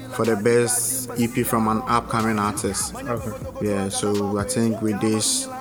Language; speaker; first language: English; non-native, local second language; Ewe